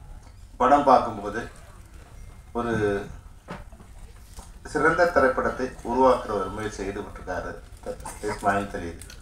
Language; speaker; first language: Tamil; native; Tamil